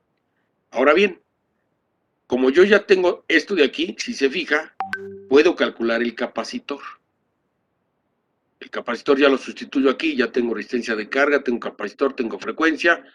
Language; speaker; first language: Spanish; native; Spanish